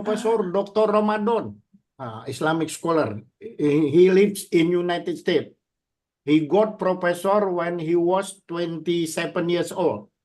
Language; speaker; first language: English; non-native, learner; Indonesian